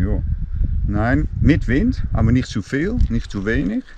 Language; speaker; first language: German; non-native, learner; Dutch